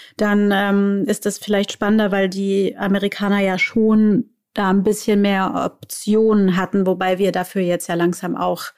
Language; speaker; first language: German; native; German